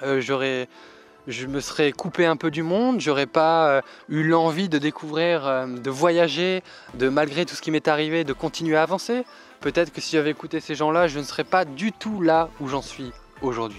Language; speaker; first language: French; native; French